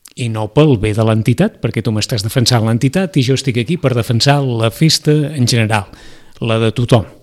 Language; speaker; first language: Catalan; native; Catalan